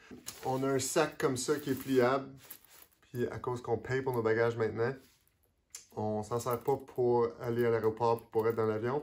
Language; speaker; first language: French; native; French